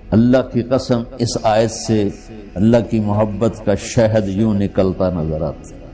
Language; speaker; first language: Urdu; non-native, local second language; Punjabi